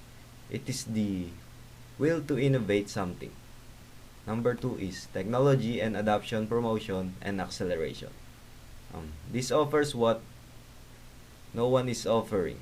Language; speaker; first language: English; non-native, local second language; Filipino